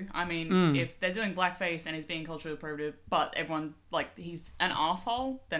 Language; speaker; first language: English; native; English